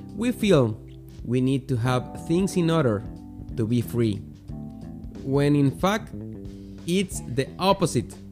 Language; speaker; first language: English; non-native, learner; Spanish